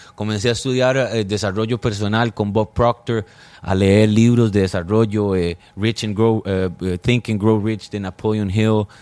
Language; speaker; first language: Spanish; non-native, fluent; French